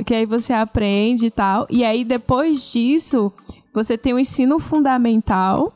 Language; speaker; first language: Portuguese; native; Portuguese